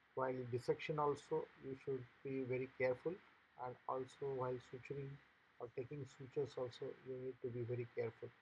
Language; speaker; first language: English; non-native, local second language; Marathi